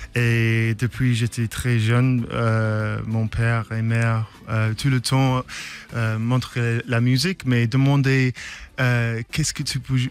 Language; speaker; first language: French; non-native, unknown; English